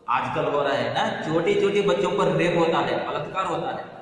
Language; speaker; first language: Hindi; non-native, local second language; Kannada